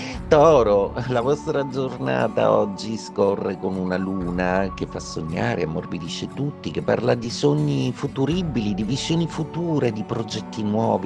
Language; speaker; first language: Italian; native; Italian